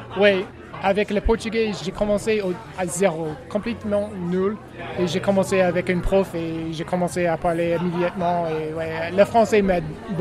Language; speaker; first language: French; non-native, learner; English